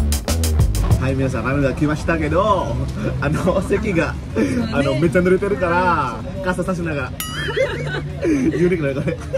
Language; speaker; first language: Japanese; non-native, fluent; Indonesian